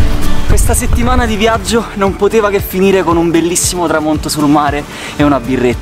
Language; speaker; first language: Italian; native; Italian